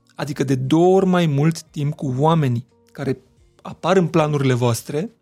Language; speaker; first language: Romanian; non-native, local second language; Hungarian